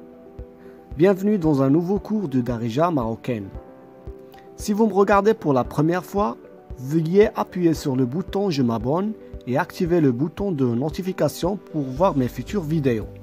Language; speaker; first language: French; non-native, local second language; Arabic